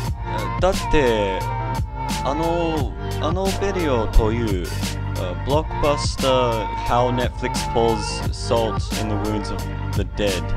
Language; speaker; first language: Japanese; non-native, learner; English